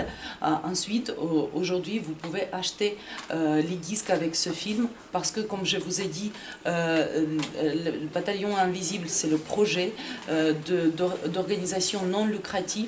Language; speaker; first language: French; non-native, fluent; Ukrainian